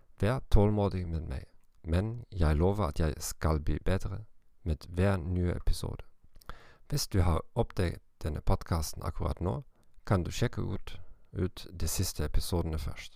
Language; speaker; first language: Norwegian; non-native, learner; German